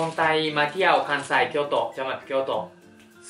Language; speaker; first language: Thai; non-native, fluent; Japanese